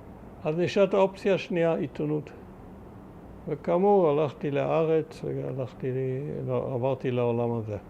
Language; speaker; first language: Hebrew; early bilingual, other home language; German